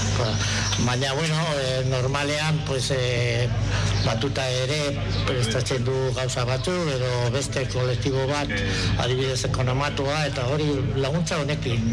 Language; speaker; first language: Basque; non-native, local second language; Spanish